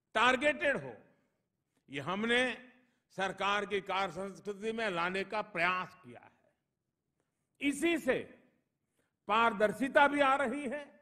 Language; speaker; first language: Hindi; non-native, local second language; Gujarati